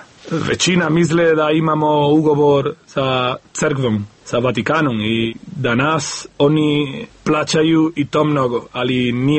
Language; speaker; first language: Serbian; non-native, learner; Spanish